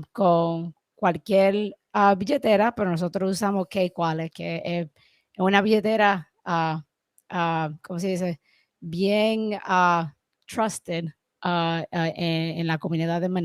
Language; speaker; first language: Spanish; early bilingual, heritage; English